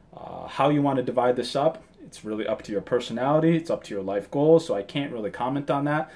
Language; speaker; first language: English; early bilingual, other home language; Japanese